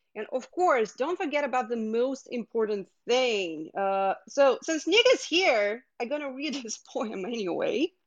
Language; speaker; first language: English; non-native, fluent; Russian